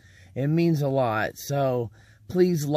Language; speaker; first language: English; native; English